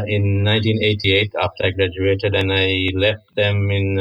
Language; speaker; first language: English; non-native, local second language; Tamil